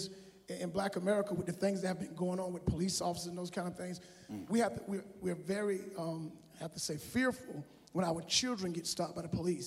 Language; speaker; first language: English; native; English